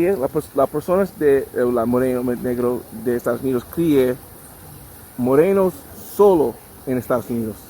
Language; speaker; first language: Spanish; non-native, learner; English